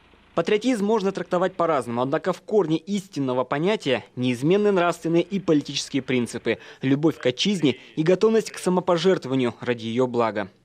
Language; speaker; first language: Russian; native; Russian